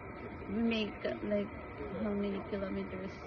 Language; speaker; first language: English; non-native, local second language; Filipino